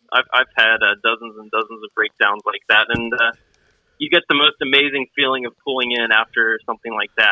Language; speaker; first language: English; native; English